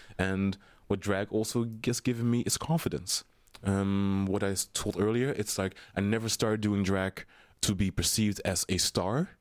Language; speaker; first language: English; non-native, fluent; Dutch